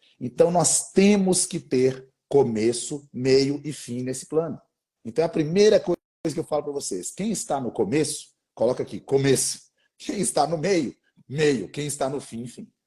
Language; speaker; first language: Portuguese; native; Portuguese